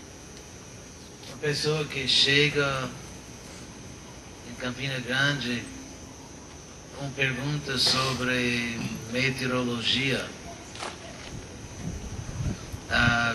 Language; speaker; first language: Portuguese; non-native, fluent; English